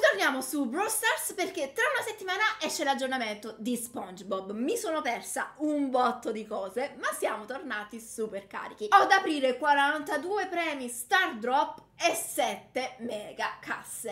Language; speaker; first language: Italian; native; Italian